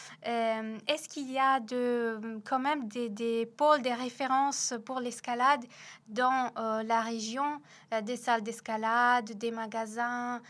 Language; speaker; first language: French; non-native, fluent; Italian